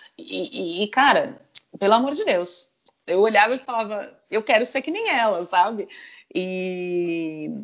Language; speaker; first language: Portuguese; native; Portuguese